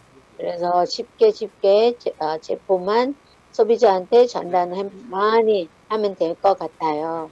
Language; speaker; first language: Korean; non-native, learner; Thai